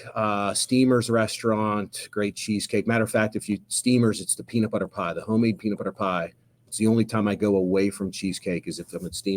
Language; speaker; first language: English; native; English